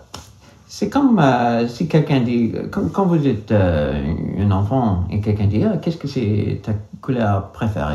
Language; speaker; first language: French; non-native, local second language; English